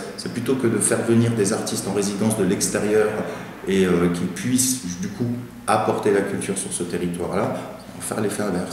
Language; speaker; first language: French; native; French